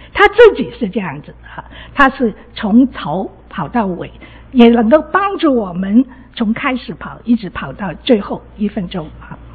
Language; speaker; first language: Chinese; non-native, local second language; Cantonese